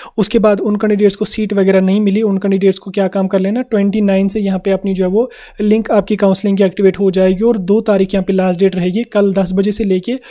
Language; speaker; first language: Hindi; non-native, local second language; Kashmiri